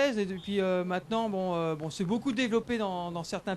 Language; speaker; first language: French; native; French